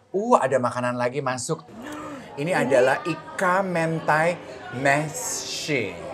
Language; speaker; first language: Indonesian; native; Indonesian